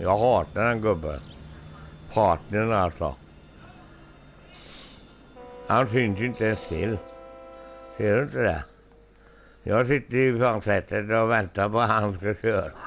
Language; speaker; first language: Swedish; non-native, local second language; Finnish